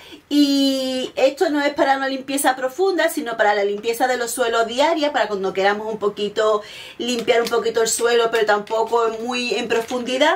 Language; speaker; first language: Spanish; native; Spanish